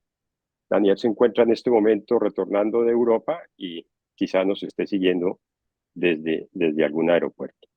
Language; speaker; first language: Spanish; native; Spanish